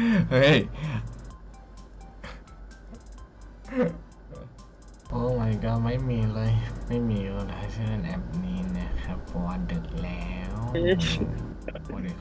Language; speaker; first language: Thai; non-native, learner; Indonesian